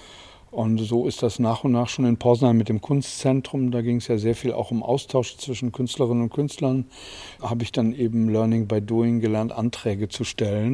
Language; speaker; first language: German; native; German